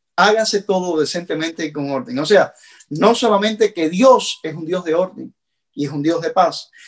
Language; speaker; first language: Spanish; native; Spanish